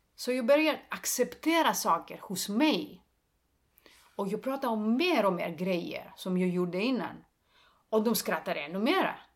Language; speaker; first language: Swedish; non-native, fluent; Greek